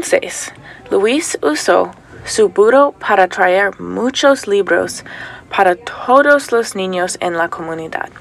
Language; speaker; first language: Spanish; non-native, learner; English